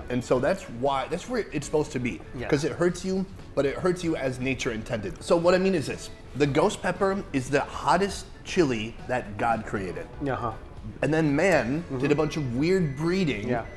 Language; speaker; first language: English; native; English